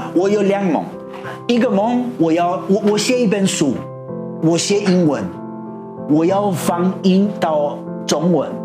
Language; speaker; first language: Chinese; non-native, learner; Spanish